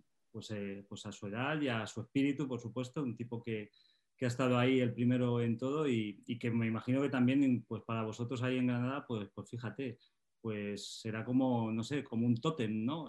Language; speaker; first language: Spanish; native; Spanish